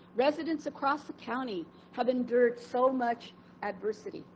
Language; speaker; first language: English; early bilingual, other home language; Spanish